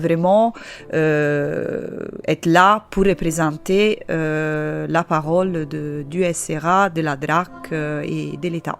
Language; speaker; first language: French; native; French